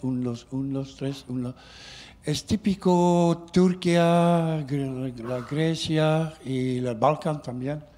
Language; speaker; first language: Spanish; non-native, learner; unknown